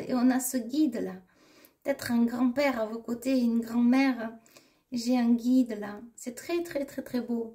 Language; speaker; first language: French; native; French